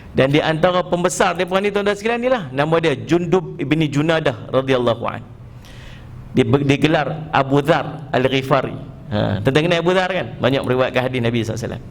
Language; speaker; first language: Malay; native; Malay